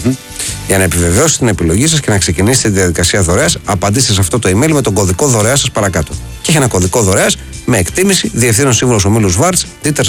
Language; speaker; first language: Greek; native; Greek